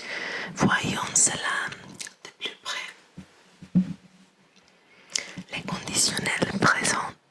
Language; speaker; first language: French; non-native, learner; English